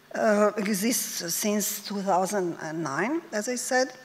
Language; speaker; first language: English; non-native, fluent; Serbian